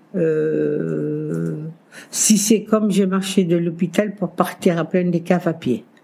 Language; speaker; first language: French; non-native, local second language; Kabuverdianu